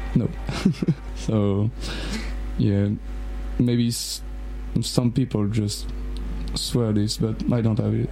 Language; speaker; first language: English; non-native, learner; French